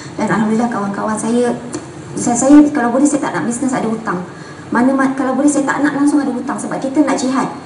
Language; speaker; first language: Malay; native; Malay